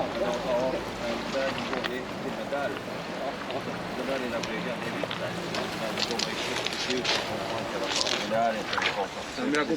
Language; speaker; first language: Swedish; native; Swedish